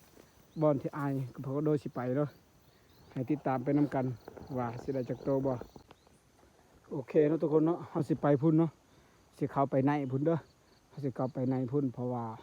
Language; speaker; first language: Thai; non-native, local second language; Northeastern Thai